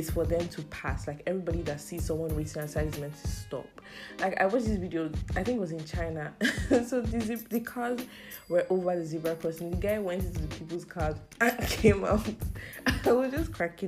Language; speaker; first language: English; non-native, local second language; Yoruba